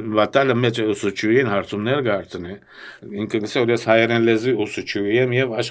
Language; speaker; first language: Armenian; early bilingual, heritage; Armenian